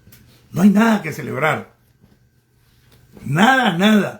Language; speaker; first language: Spanish; native; Spanish